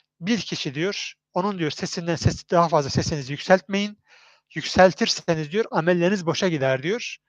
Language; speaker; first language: Turkish; native; Turkish